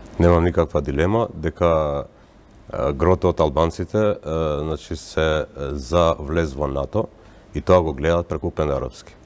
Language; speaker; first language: Macedonian; non-native, local second language; Albanian